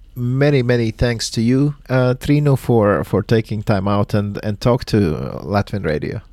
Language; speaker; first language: English; non-native, fluent; Latvian